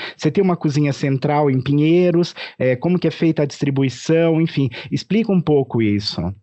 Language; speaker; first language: Portuguese; native; Portuguese